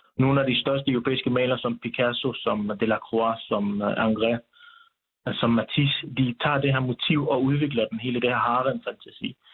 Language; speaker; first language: Danish; early bilingual, other home language; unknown